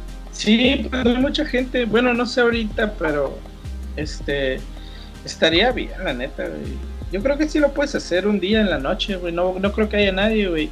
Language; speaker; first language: Spanish; native; Spanish